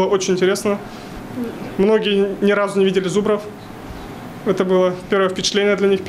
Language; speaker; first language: Russian; native; Russian